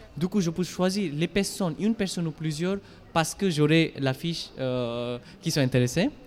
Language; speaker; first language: French; non-native, fluent; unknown